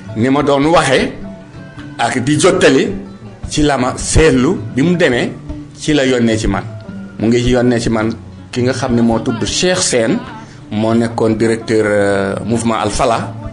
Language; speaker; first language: Wolof; non-native, local second language; Fula